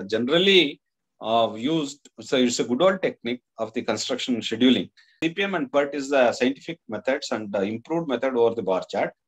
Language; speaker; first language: English; non-native, local second language; Kannada